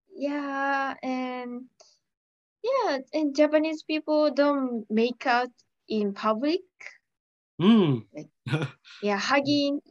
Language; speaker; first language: English; non-native, learner; Japanese